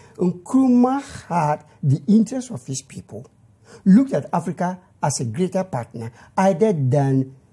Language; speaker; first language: English; non-native, local second language; Akan